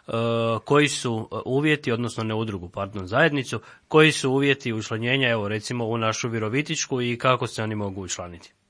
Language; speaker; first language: Serbian; native; Serbian